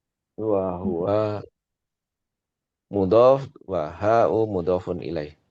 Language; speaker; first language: Arabic; non-native, learner; Indonesian